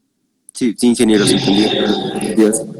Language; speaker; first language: Spanish; native; Spanish